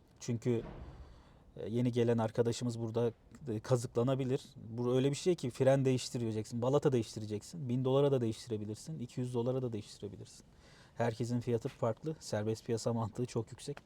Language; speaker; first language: Turkish; native; Turkish